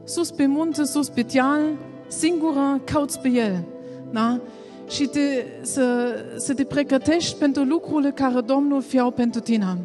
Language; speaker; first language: Romanian; non-native, learner; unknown